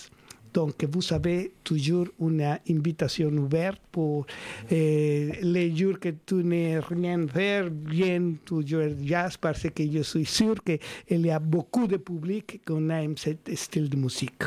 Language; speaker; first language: French; non-native, learner; Spanish